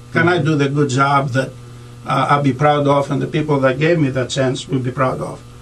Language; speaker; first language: English; non-native, fluent; Greek